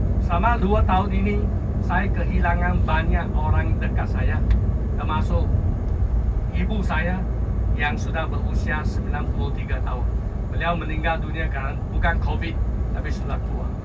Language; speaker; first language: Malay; non-native, local second language; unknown